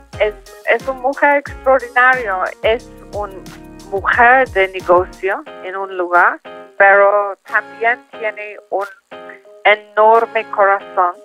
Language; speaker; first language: Spanish; non-native, learner; English